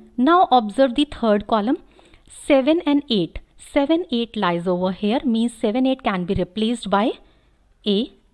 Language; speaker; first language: English; non-native, local second language; Hindi